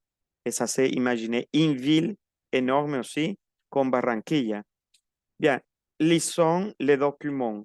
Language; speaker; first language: French; non-native, fluent; Spanish